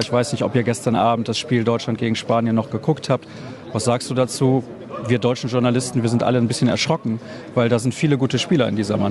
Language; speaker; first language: German; native; German